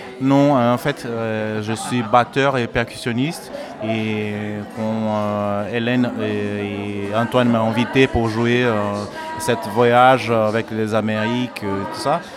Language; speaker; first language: French; non-native, learner; Portuguese